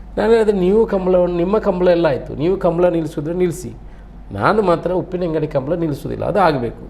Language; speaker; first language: Kannada; non-native, local second language; Tulu